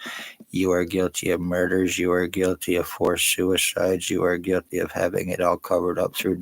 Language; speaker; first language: English; native; English